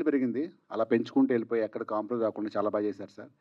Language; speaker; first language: Telugu; native; Telugu